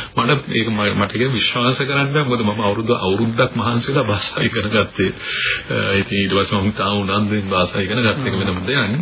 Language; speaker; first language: Sinhala; native; Sinhala